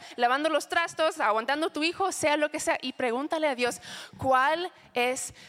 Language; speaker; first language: Spanish; non-native, fluent; English